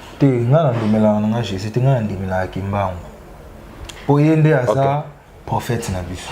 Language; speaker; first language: Lingala; non-native, local second language; Kongo